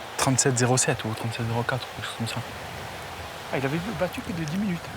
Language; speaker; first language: French; native; French